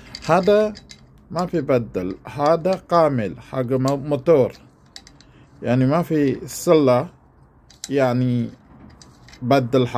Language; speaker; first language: Arabic; non-native, learner; Filipino